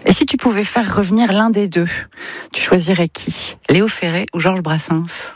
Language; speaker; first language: French; native; French